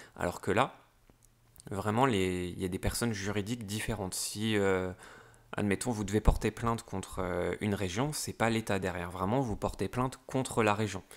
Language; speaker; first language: French; native; French